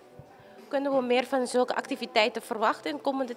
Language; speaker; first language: Dutch; native; Dutch